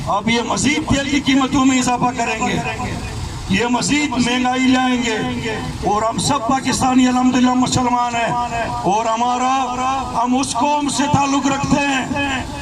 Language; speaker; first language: Urdu; non-native, local second language; Pashto